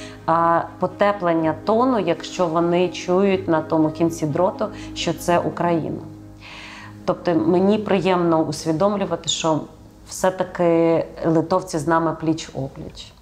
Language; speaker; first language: Ukrainian; native; Ukrainian